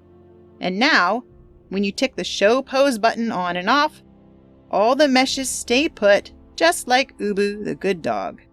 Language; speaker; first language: English; native; English